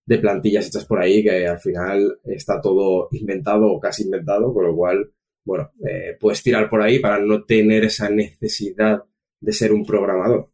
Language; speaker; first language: Spanish; native; Spanish